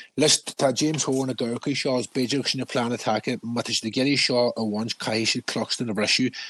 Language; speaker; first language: Irish; native; Irish